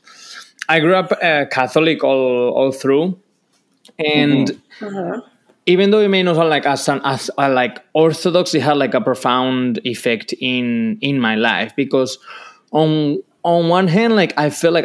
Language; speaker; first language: English; non-native, fluent; Spanish